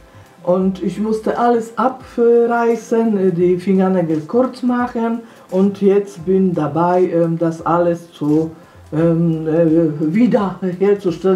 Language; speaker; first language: German; non-native, fluent; Polish